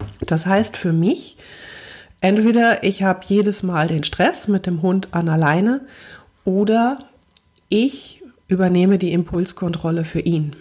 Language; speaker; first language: German; native; German